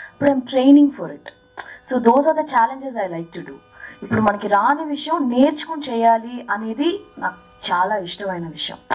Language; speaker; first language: Telugu; early bilingual, heritage; Telugu